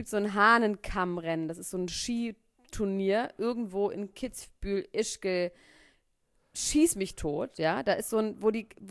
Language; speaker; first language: German; native; German